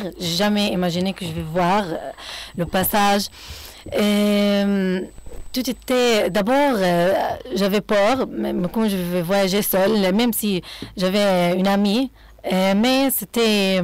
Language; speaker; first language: French; non-native, fluent; Arabic